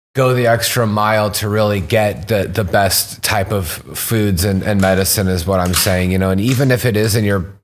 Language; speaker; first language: English; native; English